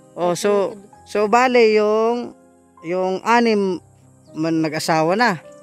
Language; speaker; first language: Filipino; non-native, local second language; Cebuano